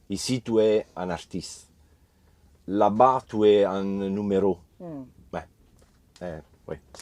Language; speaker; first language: French; non-native, learner; Italian